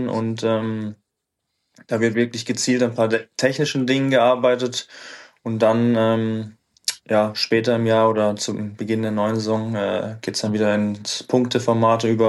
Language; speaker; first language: German; native; German